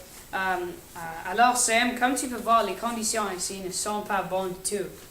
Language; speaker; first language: French; non-native, learner; English